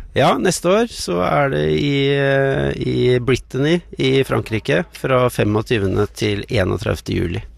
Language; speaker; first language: Norwegian; native; Norwegian